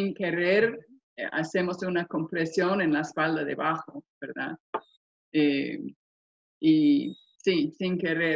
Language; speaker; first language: Spanish; non-native, fluent; English